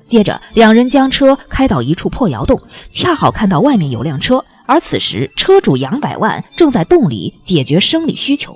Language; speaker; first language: Chinese; native; Chinese